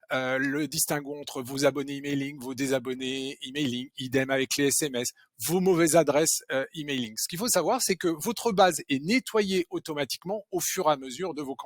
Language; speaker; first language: French; native; French